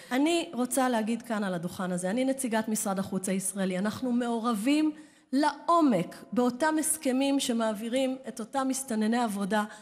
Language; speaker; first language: Hebrew; native; Hebrew